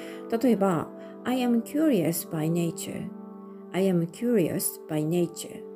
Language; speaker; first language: English; non-native, fluent; Japanese